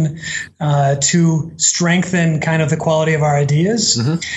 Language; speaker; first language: English; native; English